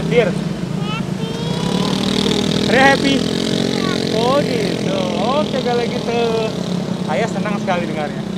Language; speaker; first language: Indonesian; native; Indonesian